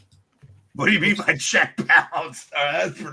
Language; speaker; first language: English; native; English